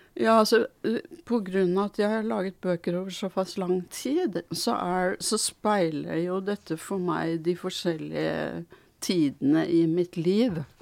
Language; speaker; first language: Norwegian; early bilingual, other home language; Swedish